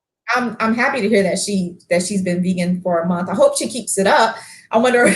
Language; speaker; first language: English; native; English